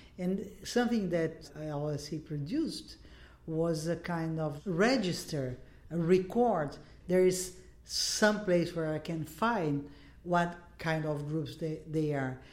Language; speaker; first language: English; non-native, fluent; Portuguese